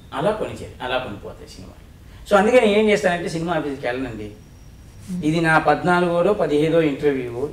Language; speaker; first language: Telugu; native; Telugu